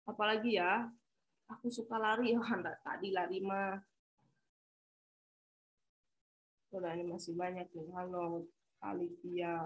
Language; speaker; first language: Indonesian; native; Indonesian